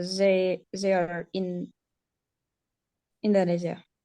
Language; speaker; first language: English; non-native, learner; Uzbek